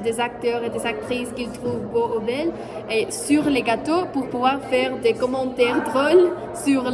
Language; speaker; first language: French; non-native, fluent; Spanish